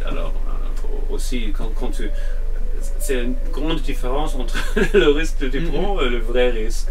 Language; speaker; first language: French; non-native, fluent; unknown